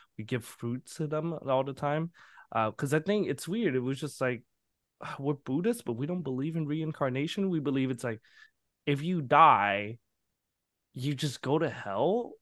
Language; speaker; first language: English; early bilingual, other home language; Vietnamese